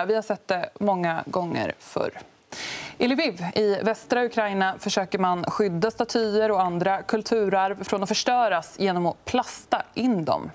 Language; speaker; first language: Swedish; native; Swedish